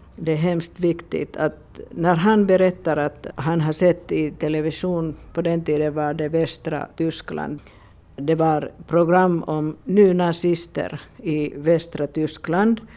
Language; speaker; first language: Swedish; non-native, local second language; Finnish